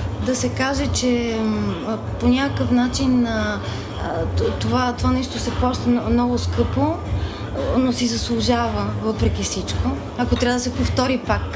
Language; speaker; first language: Bulgarian; native; Bulgarian